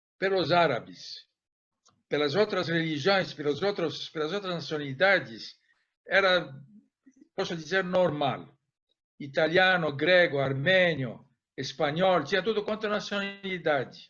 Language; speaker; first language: Portuguese; non-native, fluent; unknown